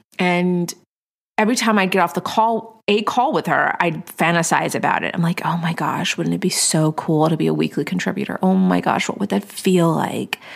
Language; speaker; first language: English; early bilingual, other home language; Spanish